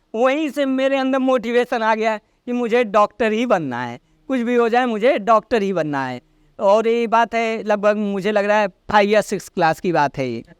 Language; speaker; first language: Hindi; native; Hindi